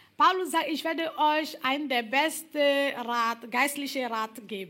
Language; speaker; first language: German; non-native, learner; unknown